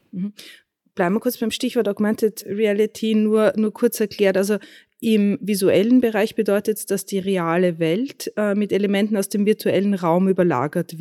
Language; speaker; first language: German; native; German